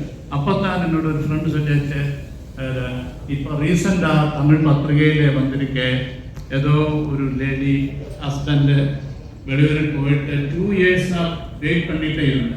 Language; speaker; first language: Tamil; non-native, learner; Malayalam